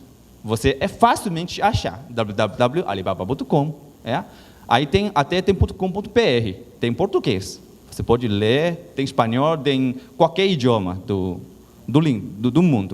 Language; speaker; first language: Portuguese; non-native, learner; Chinese